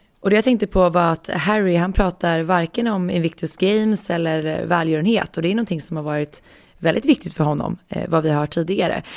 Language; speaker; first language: Swedish; native; Swedish